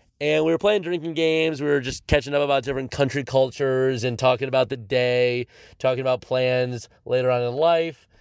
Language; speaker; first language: English; native; English